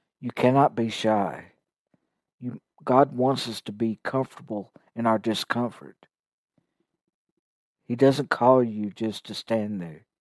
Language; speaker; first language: English; native; English